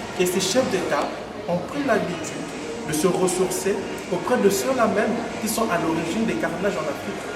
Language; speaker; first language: French; non-native, local second language; Lingala